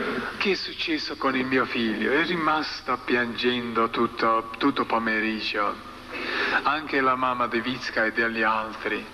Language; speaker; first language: Italian; non-native, fluent; Croatian